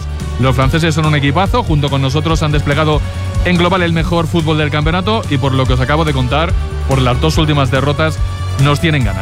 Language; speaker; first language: Spanish; native; Spanish